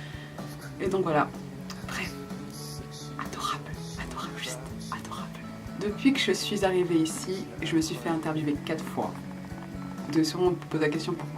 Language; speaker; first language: French; native; French